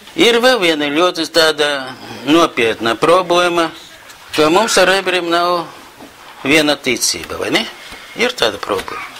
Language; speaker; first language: Latvian; non-native, local second language; Russian